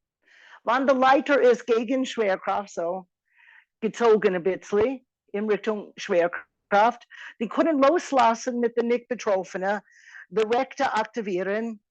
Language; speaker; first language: German; non-native, fluent; English